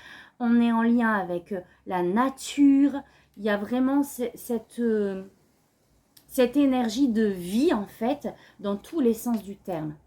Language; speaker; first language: French; native; French